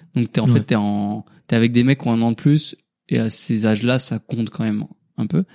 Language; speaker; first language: French; native; French